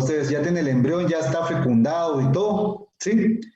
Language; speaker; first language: Spanish; native; Spanish